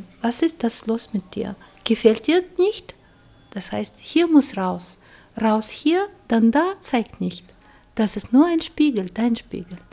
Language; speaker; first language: German; non-native, fluent; Russian